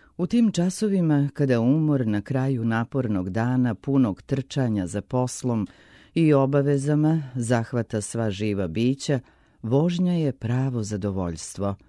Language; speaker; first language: Serbian; native; Serbian